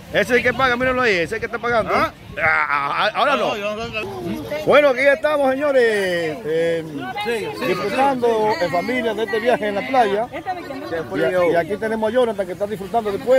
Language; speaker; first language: Spanish; native; Spanish